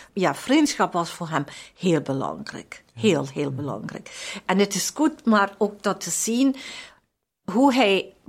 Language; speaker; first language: Dutch; non-native, fluent; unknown